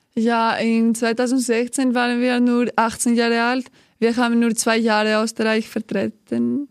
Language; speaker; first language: German; non-native, fluent; Greek